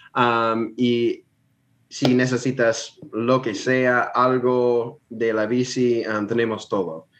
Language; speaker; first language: Spanish; non-native, fluent; English